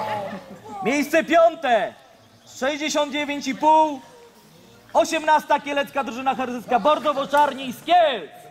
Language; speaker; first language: Polish; native; Polish